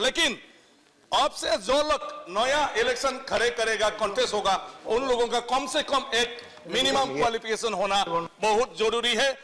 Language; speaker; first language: Hindi; non-native, local second language; Bodo